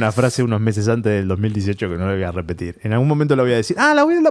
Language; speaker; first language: Spanish; native; Spanish